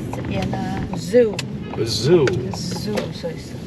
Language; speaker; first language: Korean; non-native, learner; Chinese